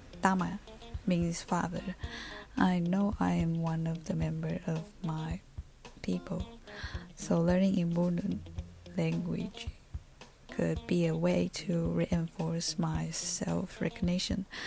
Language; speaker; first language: English; non-native, fluent; Chinese